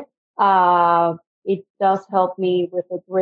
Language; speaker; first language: English; non-native, fluent; Spanish